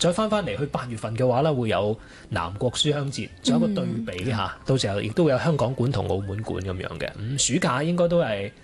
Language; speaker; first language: Cantonese; native; Cantonese